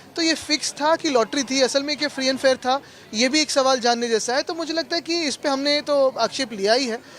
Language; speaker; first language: Hindi; non-native, local second language; Marathi